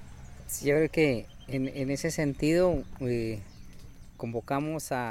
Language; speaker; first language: Spanish; native; Spanish